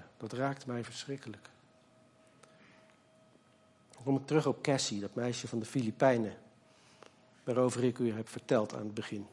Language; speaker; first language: Dutch; native; Dutch